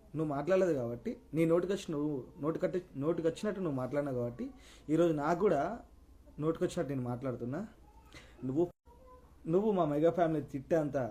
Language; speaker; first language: Telugu; native; Telugu